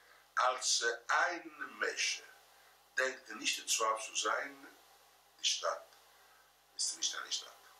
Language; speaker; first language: German; non-native, fluent; Italian